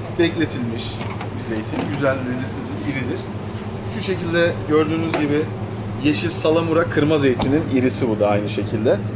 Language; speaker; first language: Turkish; native; Turkish